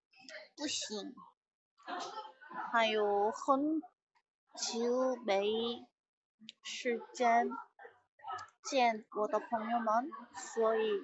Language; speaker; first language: Chinese; non-native, learner; Korean